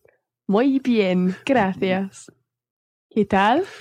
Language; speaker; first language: Spanish; non-native, learner; English